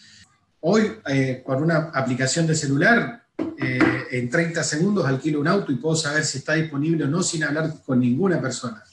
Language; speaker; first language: Spanish; native; Spanish